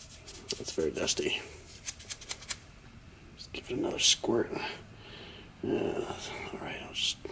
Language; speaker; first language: English; native; English